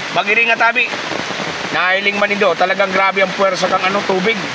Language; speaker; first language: Filipino; non-native, local second language; Bikol